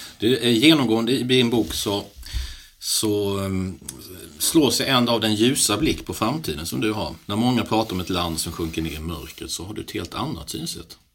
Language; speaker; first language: Swedish; native; Swedish